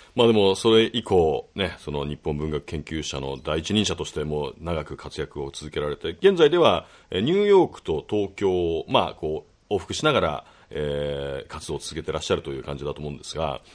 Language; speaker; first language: Japanese; native; Japanese